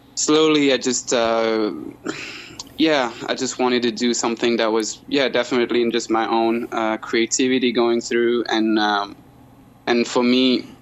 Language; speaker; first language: English; non-native, fluent; French